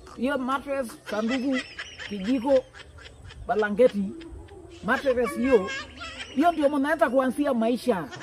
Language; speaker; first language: Swahili; native; Swahili